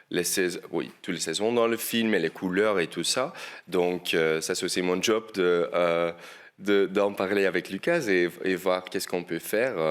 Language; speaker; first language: French; non-native, local second language; Dutch